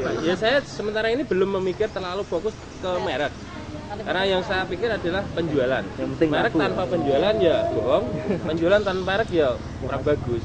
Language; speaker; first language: Indonesian; non-native, local second language; Javanese